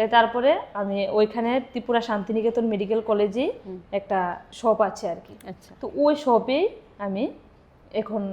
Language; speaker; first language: Bangla; native; Bangla